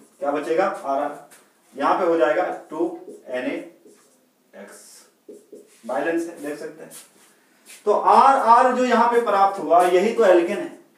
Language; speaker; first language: Hindi; native; Hindi